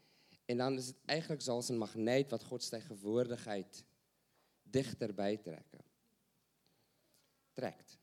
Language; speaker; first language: Dutch; non-native, learner; English